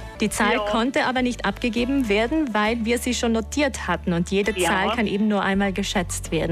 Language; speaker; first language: German; native; German